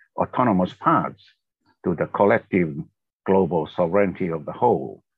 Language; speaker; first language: English; non-native, fluent; Tongan